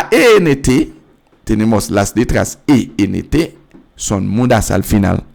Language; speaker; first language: Spanish; non-native, fluent; French